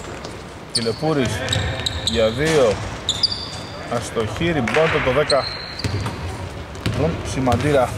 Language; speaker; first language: Greek; native; Greek